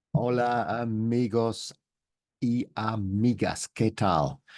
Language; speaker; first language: Spanish; non-native, learner; English